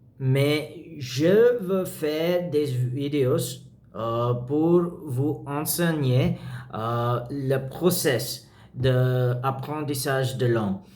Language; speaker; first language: French; non-native, learner; Spanish